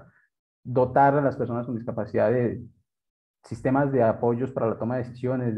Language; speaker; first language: Spanish; native; Spanish